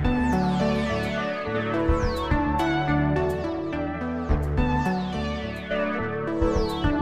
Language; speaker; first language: English; non-native, local second language; Bangla